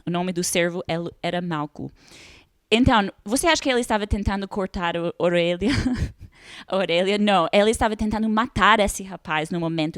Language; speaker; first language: Portuguese; non-native, fluent; English